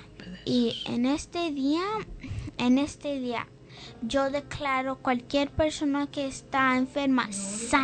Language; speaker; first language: Spanish; early bilingual, heritage; English